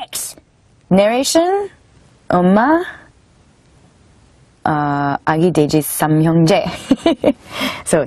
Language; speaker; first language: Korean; early bilingual, heritage; English